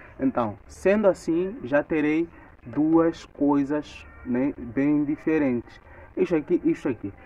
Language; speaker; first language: Portuguese; non-native, local second language; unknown